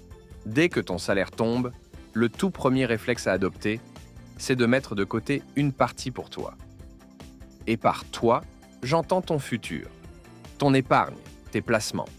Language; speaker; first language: French; native; French